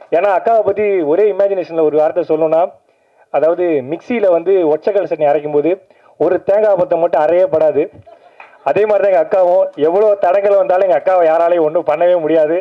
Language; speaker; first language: Tamil; native; Tamil